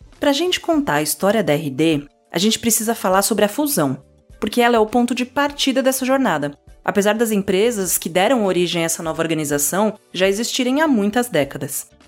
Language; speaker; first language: Portuguese; native; Portuguese